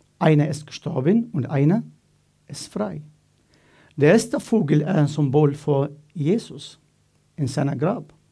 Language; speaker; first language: German; non-native, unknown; Arabic